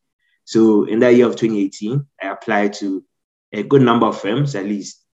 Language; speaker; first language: English; non-native, local second language; Akan